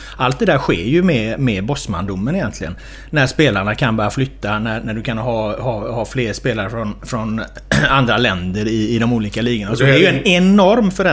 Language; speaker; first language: Swedish; native; Swedish